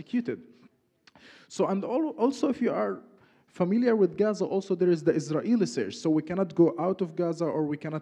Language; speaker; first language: English; non-native, fluent; Arabic